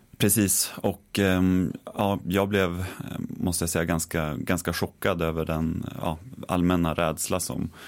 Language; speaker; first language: Swedish; native; Swedish